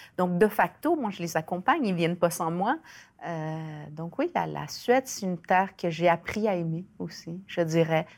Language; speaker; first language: French; early bilingual, other home language; Spanish